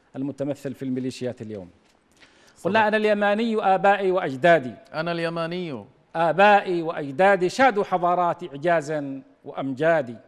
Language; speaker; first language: Arabic; native; Arabic